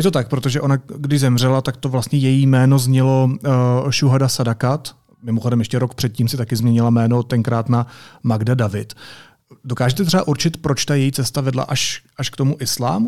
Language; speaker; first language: Czech; native; Czech